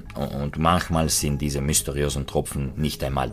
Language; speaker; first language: German; non-native, fluent; Italian